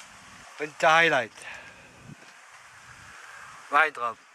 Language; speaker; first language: German; native; German